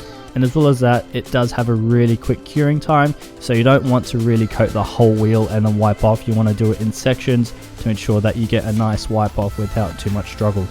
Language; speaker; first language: English; native; English